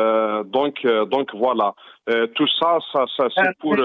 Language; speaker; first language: French; non-native, local second language; Arabic